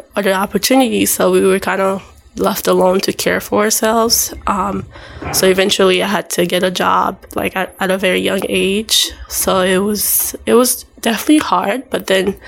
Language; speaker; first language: English; early bilingual, other home language; Haitian Creole